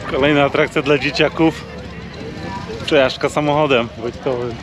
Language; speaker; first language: Polish; native; Polish